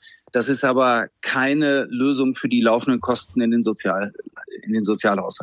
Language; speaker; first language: German; native; German